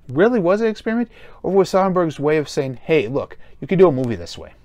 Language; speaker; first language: English; native; English